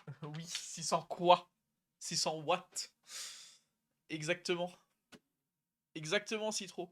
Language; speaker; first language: French; native; French